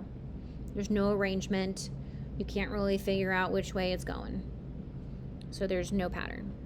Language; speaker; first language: English; native; English